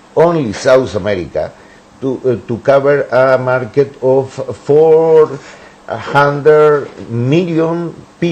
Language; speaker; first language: English; non-native, learner; Spanish